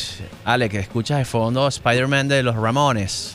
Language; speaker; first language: Spanish; native; Spanish